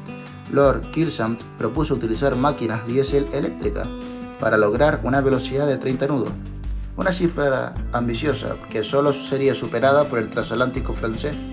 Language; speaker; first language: Spanish; native; Spanish